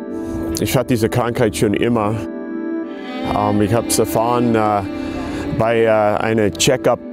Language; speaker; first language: German; non-native, fluent; English